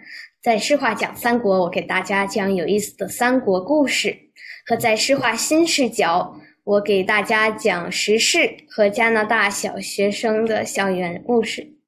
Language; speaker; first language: Chinese; early bilingual, heritage; Chinese